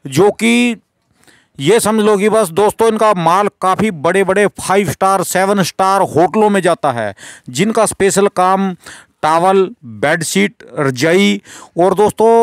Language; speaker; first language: Hindi; native; Hindi